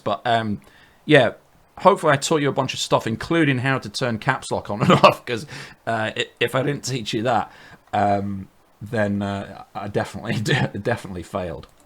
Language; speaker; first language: English; native; English